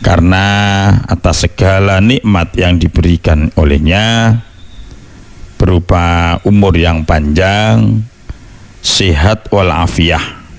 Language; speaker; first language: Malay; non-native, local second language; Javanese